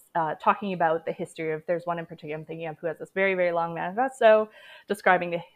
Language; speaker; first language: English; native; English